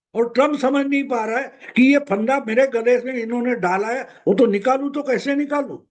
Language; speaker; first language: Hindi; non-native, local second language; Marathi